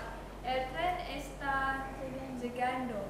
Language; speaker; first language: Spanish; non-native, learner; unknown